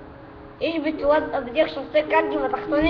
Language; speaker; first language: Hebrew; early bilingual, other home language; Russian